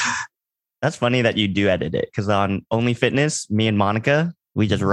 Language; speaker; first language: English; native; English